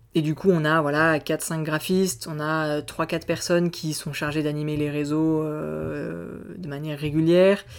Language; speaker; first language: French; native; French